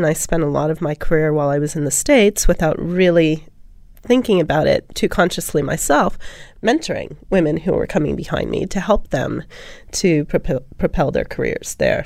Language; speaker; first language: English; native; English